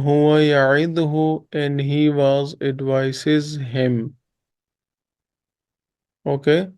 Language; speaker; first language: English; non-native, local second language; Urdu